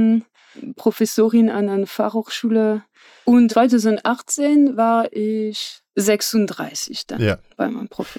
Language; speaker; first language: German; non-native, fluent; French